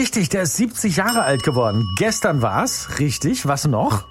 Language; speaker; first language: German; native; German